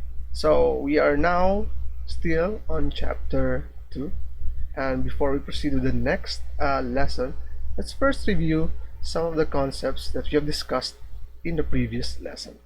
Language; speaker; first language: English; non-native, local second language; Filipino